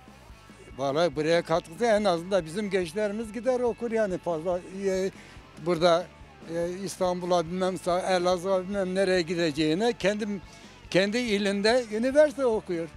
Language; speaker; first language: Turkish; non-native, local second language; Zaza